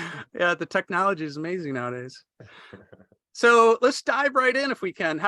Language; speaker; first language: English; native; English